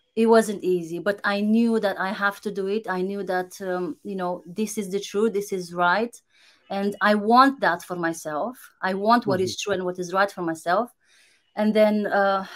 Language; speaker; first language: English; non-native, fluent; Romanian